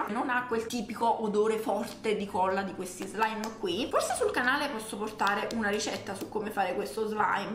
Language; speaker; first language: Italian; native; Italian